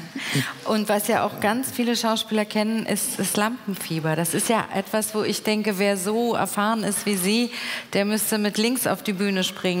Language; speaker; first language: German; native; German